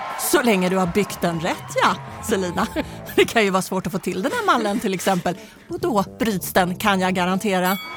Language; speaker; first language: Swedish; native; Swedish